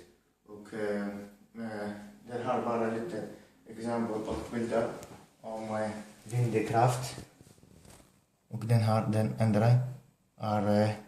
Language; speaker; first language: Swedish; non-native, learner; Arabic